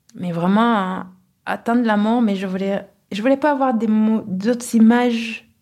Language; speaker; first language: French; non-native, local second language; Kinyarwanda